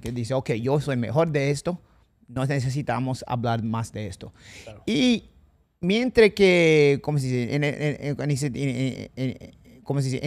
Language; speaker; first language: Spanish; non-native, fluent; English